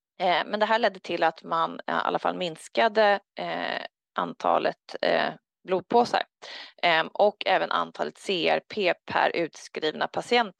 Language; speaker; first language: Swedish; native; Swedish